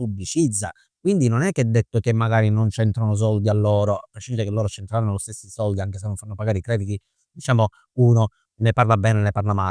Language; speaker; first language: Italian; native; Italian